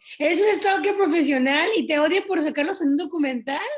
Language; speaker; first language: Spanish; native; Spanish